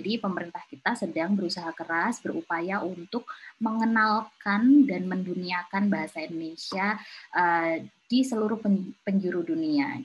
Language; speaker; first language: Indonesian; native; Indonesian